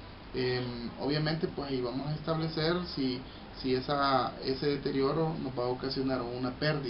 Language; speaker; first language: Spanish; native; Spanish